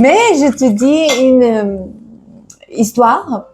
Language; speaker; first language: French; non-native, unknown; Tajik